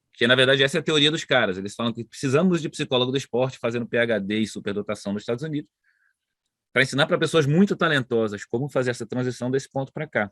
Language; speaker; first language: Portuguese; native; Portuguese